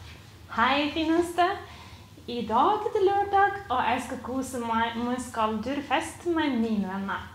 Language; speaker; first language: Norwegian; non-native, fluent; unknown